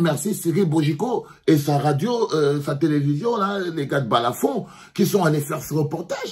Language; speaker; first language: French; native; French